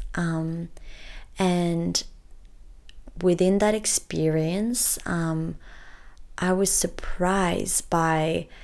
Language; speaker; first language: English; early bilingual, other home language; French